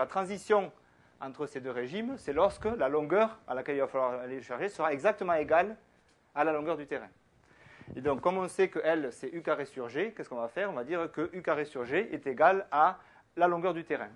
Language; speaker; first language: French; native; French